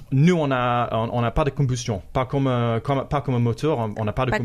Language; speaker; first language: French; non-native, fluent; English